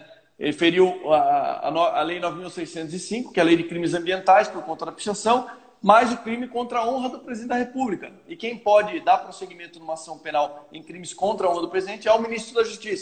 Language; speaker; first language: Portuguese; native; Portuguese